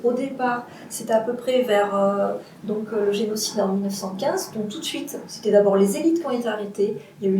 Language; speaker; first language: French; native; French